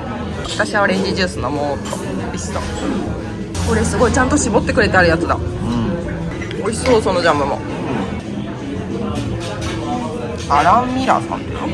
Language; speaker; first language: Japanese; native; Japanese